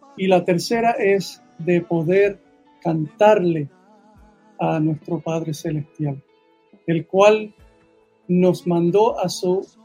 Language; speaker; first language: Spanish; early bilingual, heritage; Spanish